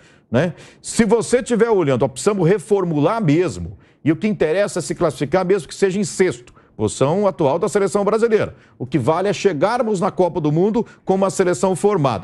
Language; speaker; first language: Portuguese; native; Portuguese